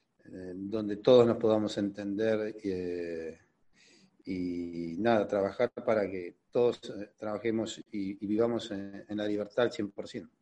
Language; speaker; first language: Spanish; native; Spanish